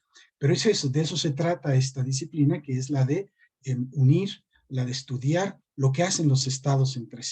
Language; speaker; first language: Spanish; native; Spanish